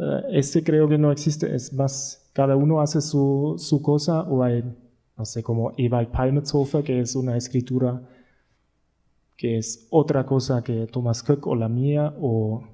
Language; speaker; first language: Spanish; non-native, learner; German